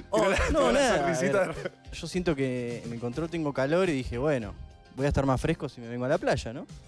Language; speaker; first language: Spanish; native; Spanish